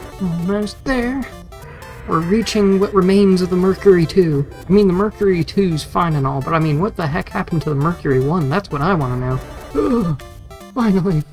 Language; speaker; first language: English; native; English